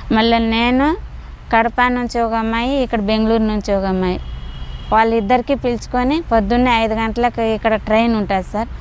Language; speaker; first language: Telugu; native; Telugu